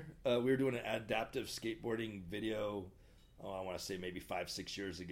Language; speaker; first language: English; native; English